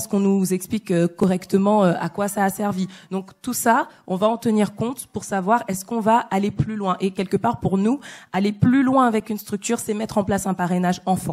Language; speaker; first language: French; native; French